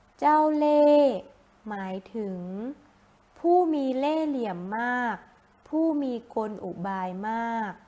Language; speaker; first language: Thai; native; Thai